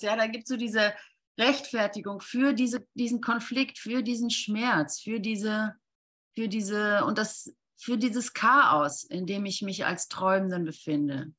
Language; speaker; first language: German; native; German